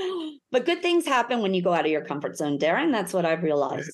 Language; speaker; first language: English; native; English